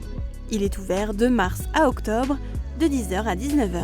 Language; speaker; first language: French; native; French